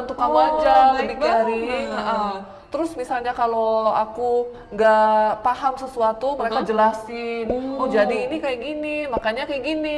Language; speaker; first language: Indonesian; early bilingual, other home language; Korean